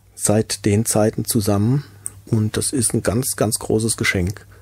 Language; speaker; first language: German; native; German